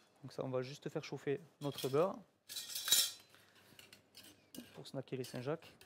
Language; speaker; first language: French; native; French